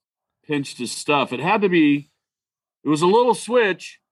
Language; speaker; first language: English; native; English